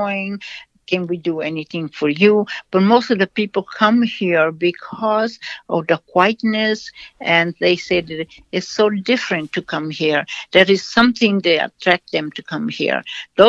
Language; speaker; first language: English; non-native, fluent; Portuguese